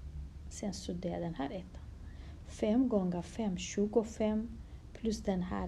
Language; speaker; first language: Swedish; non-native, fluent; Kurdish